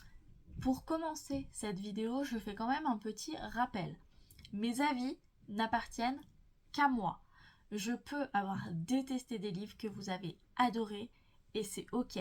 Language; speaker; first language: French; native; French